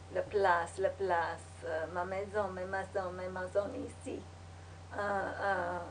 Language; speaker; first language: French; non-native, learner; English